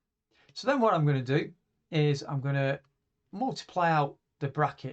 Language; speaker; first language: English; native; English